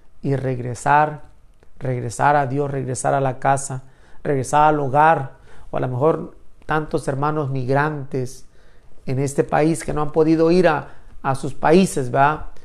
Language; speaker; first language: Spanish; native; Spanish